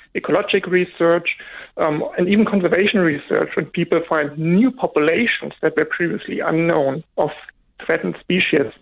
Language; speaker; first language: English; non-native, fluent; German